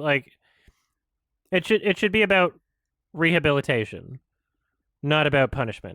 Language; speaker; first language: English; native; English